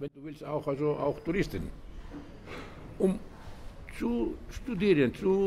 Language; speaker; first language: German; non-native, learner; Greek